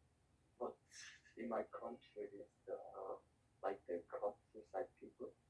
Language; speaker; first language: English; non-native, learner; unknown